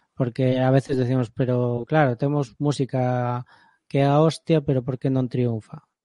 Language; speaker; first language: Galician; native; Galician